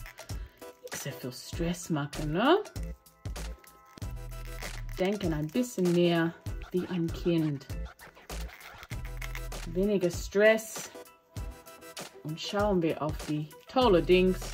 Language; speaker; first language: German; non-native, learner; English